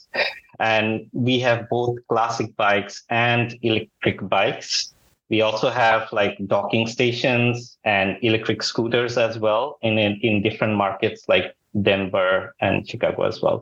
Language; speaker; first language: English; non-native, local second language; Bangla